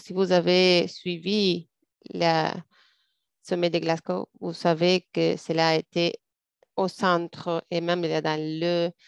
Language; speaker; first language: French; non-native, fluent; English